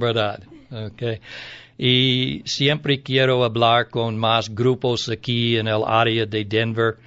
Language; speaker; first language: Spanish; non-native, learner; English